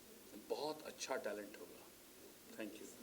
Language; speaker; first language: Hindi; native; Hindi